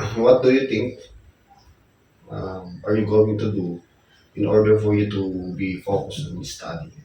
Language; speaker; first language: English; non-native, local second language; Filipino